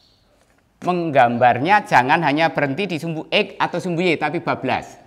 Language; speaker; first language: Indonesian; native; Indonesian